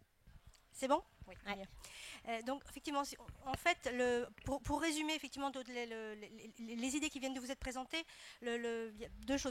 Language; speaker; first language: French; native; French